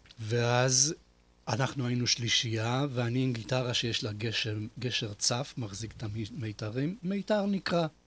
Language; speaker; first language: Hebrew; non-native, fluent; Polish